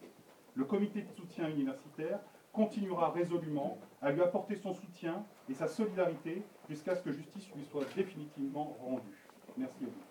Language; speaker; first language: French; native; French